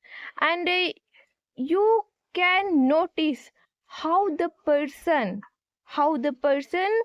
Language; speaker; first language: English; non-native, learner; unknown